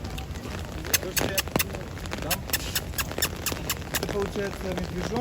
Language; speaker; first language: Russian; native; Russian